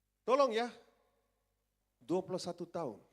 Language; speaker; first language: Indonesian; non-native, fluent; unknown